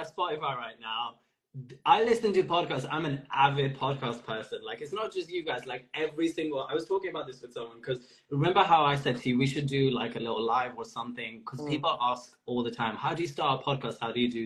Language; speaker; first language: English; non-native, local second language; Urdu